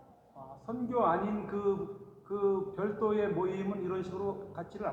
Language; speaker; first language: Korean; native; Korean